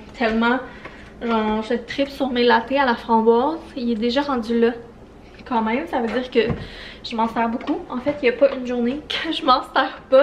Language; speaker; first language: French; native; French